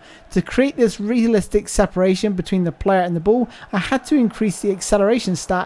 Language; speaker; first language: English; native; English